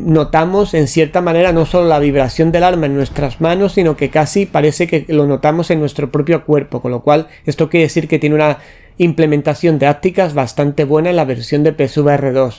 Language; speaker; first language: Spanish; native; Spanish